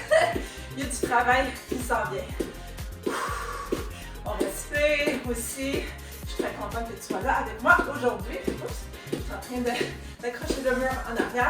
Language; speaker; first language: French; native; French